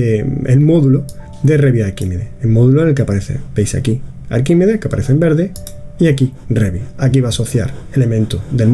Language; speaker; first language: Spanish; native; Spanish